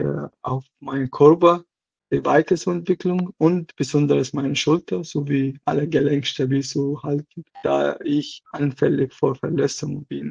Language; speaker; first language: German; non-native, local second language; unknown